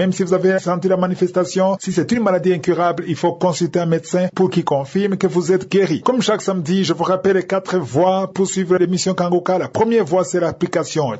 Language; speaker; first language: French; non-native, local second language; Rundi